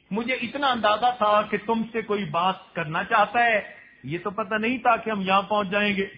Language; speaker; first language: Urdu; non-native, local second language; Punjabi